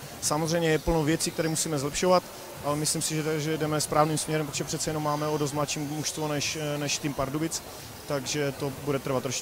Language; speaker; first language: Czech; native; Czech